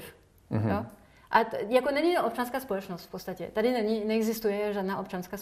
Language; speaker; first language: Czech; non-native, fluent; French